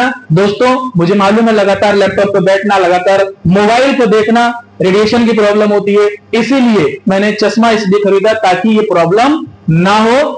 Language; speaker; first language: Hindi; native; Hindi